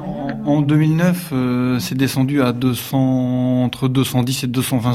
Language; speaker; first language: French; native; French